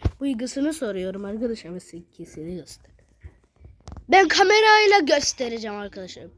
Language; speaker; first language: Turkish; early bilingual, other home language; Arabic